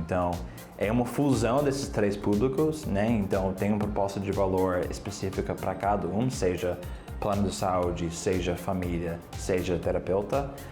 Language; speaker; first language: Portuguese; non-native, fluent; English